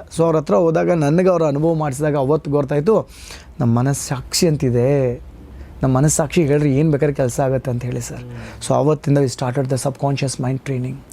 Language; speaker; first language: Kannada; native; Kannada